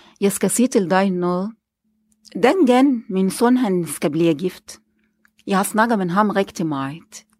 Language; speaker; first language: Danish; non-native, learner; Arabic